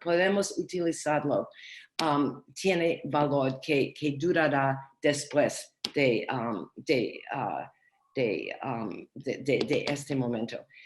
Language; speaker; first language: Spanish; non-native, learner; English